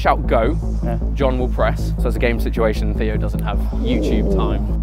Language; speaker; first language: English; native; English